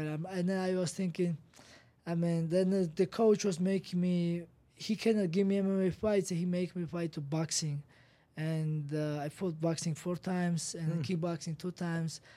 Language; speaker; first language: English; non-native, learner; Georgian